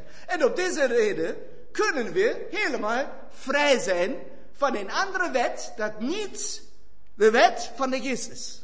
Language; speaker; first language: Dutch; non-native, fluent; German